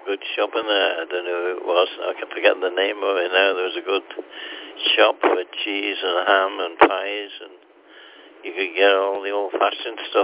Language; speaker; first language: English; native; English